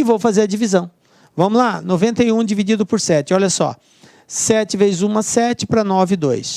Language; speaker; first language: Portuguese; native; Portuguese